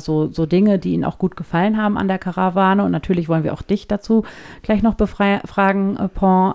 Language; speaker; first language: German; native; German